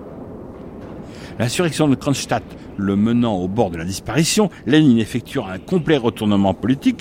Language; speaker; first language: French; native; French